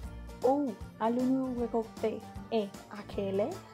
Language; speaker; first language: French; non-native, learner; Spanish